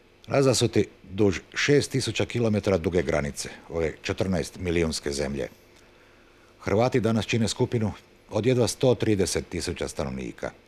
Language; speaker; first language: Bosnian; native; Bosnian